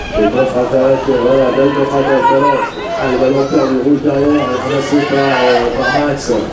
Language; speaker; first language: French; native; French